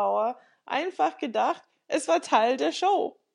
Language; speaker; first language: German; non-native, fluent; English